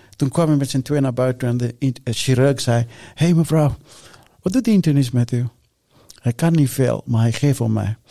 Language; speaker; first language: Dutch; non-native, fluent; Sinhala